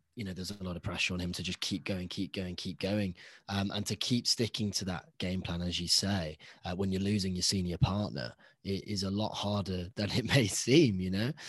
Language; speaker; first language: English; early bilingual, other home language; Hindi